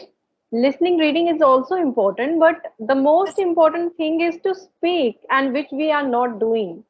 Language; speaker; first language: English; non-native, learner; Hindi